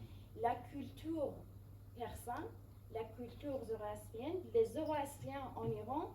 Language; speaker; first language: French; non-native, fluent; Persian